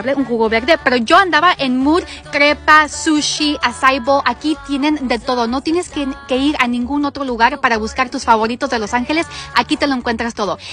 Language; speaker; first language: Spanish; early bilingual, heritage; Spanish